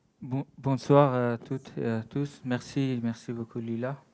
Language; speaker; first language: French; non-native, fluent; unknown